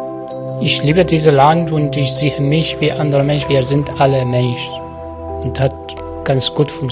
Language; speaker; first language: German; non-native, learner; Arabic